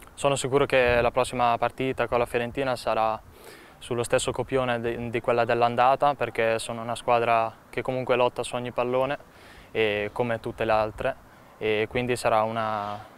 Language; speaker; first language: Italian; native; Italian